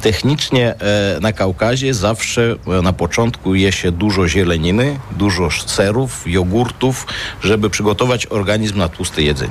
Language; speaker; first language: Polish; non-native, fluent; Armenian